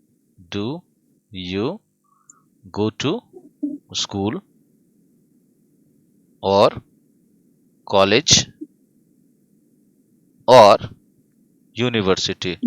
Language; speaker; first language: English; non-native, fluent; Hindi